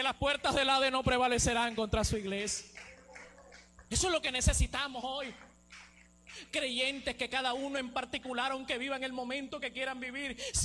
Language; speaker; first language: Spanish; native; Spanish